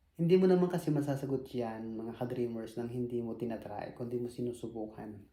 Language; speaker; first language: Filipino; native; Filipino